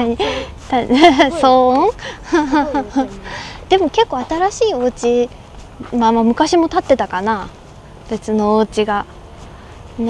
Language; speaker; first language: Japanese; native; Japanese